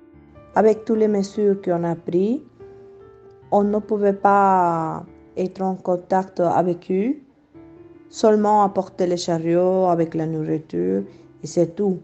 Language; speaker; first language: French; non-native, fluent; Spanish